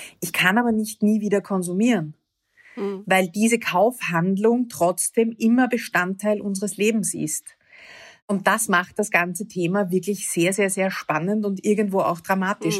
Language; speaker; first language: German; native; German